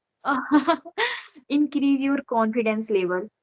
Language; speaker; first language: English; non-native, learner; Odia